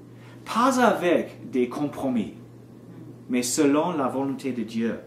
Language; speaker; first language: French; non-native, learner; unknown